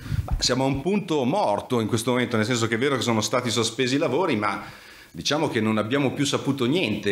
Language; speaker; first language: Italian; native; Italian